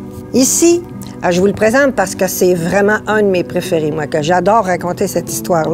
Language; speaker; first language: French; native; French